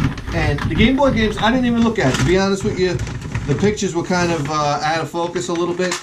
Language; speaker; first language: English; native; English